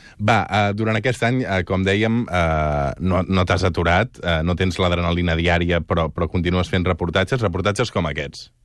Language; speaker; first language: Catalan; native; Catalan